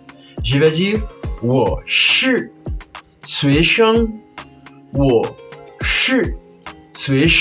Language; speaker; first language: Chinese; non-native, learner; French